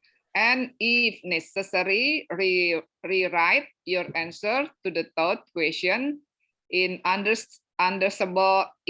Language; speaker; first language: English; non-native, learner; Indonesian